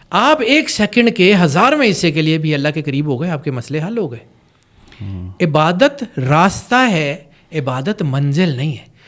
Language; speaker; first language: Urdu; non-native, local second language; Punjabi